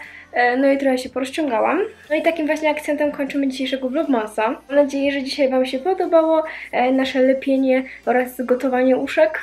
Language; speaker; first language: Polish; native; Polish